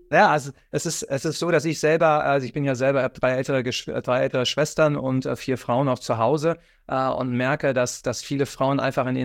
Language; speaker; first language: German; native; German